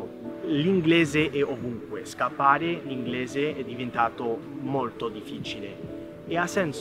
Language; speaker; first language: Italian; non-native, fluent; English